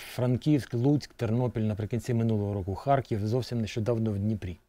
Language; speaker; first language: Ukrainian; native; Ukrainian